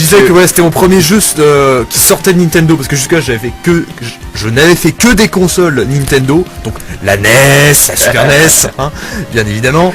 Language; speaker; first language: French; native; French